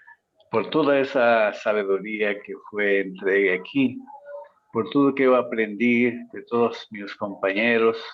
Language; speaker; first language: Portuguese; non-native, fluent; Spanish